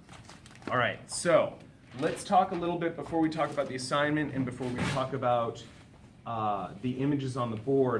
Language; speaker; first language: English; native; English